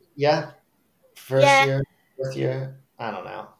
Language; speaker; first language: English; native; English